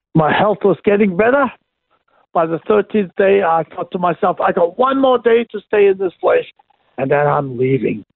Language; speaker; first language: English; non-native, local second language; Cantonese